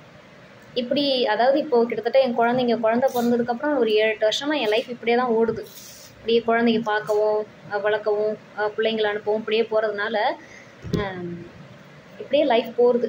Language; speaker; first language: Tamil; native; Tamil